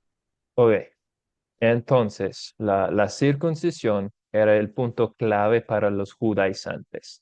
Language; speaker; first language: Spanish; non-native, fluent; English